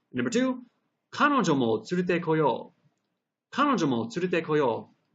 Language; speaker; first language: Japanese; non-native, fluent; English